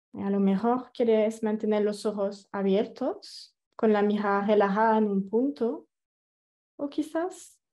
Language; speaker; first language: Spanish; non-native, fluent; French